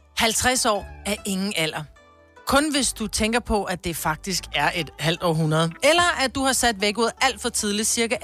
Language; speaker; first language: Danish; native; Danish